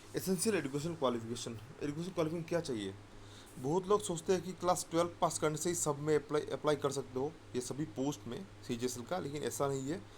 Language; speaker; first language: Hindi; non-native, local second language; Assamese